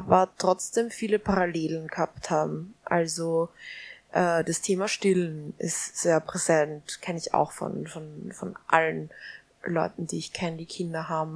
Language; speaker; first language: German; native; German